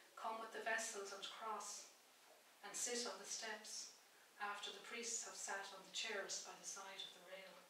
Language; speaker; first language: English; native; English